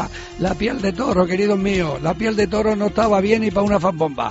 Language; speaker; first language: Spanish; native; Spanish